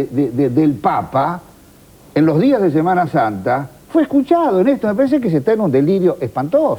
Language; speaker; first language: Spanish; native; Spanish